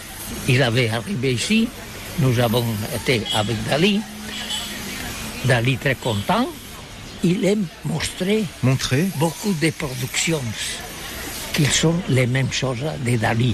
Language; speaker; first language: French; non-native, learner; Catalan